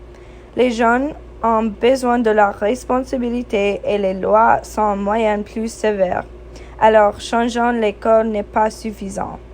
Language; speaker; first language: French; non-native, fluent; English